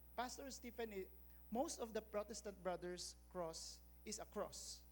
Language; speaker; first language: English; non-native, local second language; Filipino